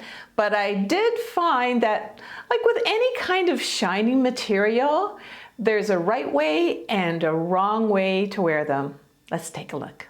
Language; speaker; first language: English; native; English